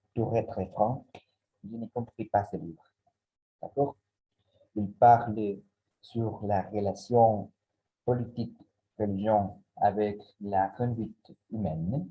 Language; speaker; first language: French; non-native, learner; Spanish